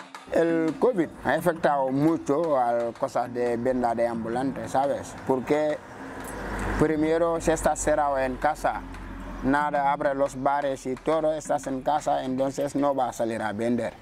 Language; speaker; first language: Spanish; non-native, local second language; Wolof